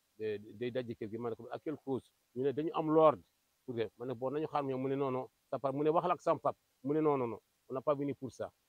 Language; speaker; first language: Wolof; non-native, local second language; Fula